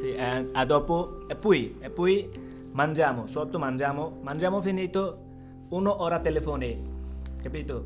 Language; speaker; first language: Italian; non-native, learner; Bangla